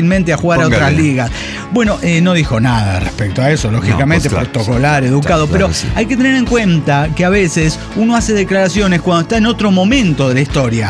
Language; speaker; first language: Spanish; native; Spanish